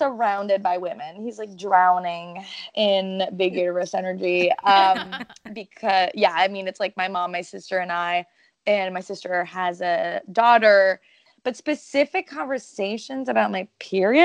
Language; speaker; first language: English; non-native, fluent; French